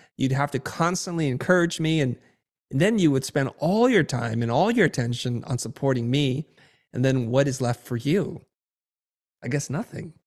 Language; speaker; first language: English; early bilingual, other home language; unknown